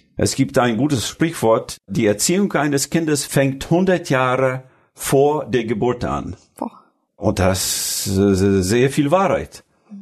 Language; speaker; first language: German; early bilingual, other home language; Russian